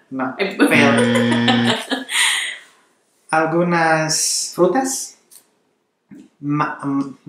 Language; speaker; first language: Spanish; non-native, learner; Malayalam